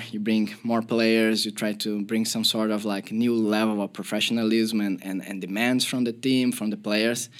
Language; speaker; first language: English; non-native, fluent; Portuguese